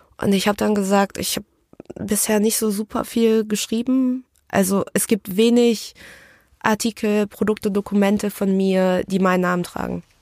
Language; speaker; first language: German; early bilingual, other home language; Vietnamese